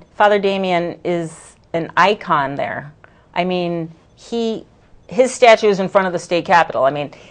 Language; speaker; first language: English; native; English